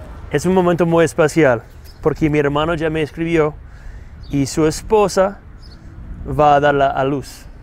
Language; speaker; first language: Spanish; non-native, fluent; English